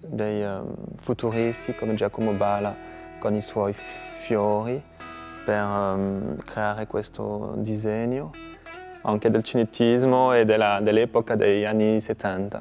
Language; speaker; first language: Italian; non-native, fluent; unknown